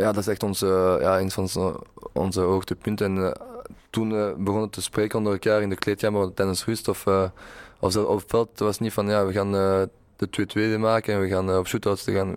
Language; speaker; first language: Dutch; non-native, local second language; French